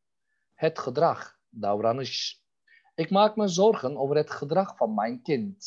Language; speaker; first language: Dutch; non-native, fluent; Turkish